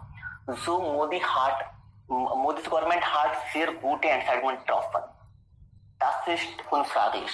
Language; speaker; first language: German; non-native, learner; Hindi